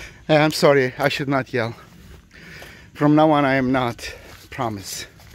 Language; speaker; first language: English; non-native, fluent; Turkish